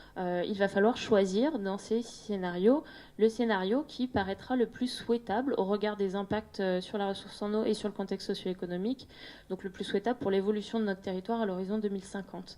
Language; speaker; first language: French; native; French